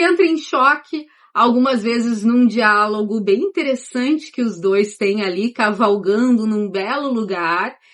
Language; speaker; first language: Portuguese; native; Portuguese